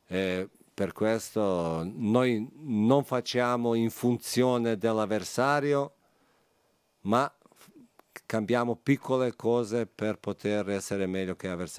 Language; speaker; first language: Italian; non-native, fluent; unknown